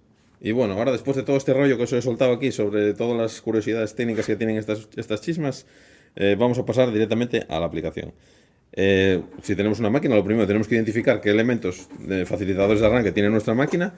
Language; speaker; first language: Spanish; native; Spanish